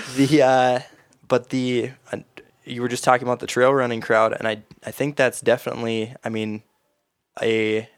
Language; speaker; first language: English; native; English